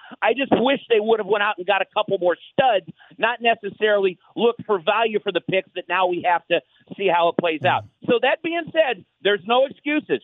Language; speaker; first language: English; native; English